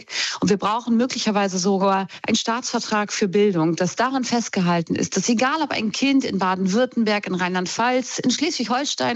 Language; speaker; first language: German; native; German